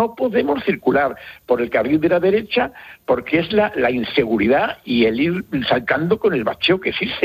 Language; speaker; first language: Spanish; native; Spanish